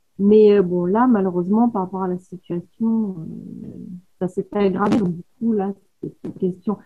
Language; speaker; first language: French; native; French